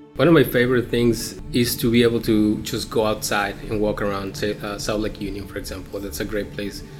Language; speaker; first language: English; non-native, fluent; Spanish